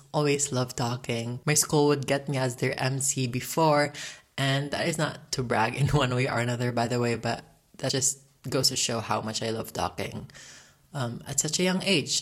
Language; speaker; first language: English; non-native, local second language; Cebuano